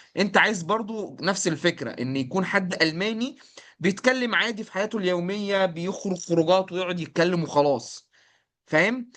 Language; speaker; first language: Egyptian Arabic; native; Egyptian Arabic